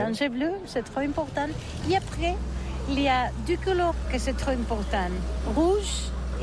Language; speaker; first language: French; non-native, learner; Catalan